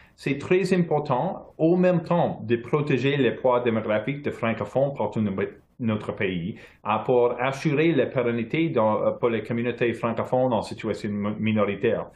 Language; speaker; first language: French; non-native, local second language; English